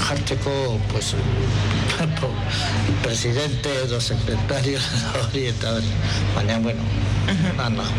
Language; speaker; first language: Basque; non-native, local second language; Spanish